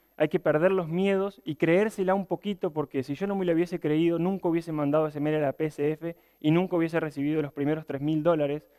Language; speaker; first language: Spanish; native; Spanish